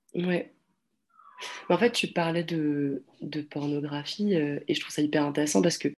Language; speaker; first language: French; native; French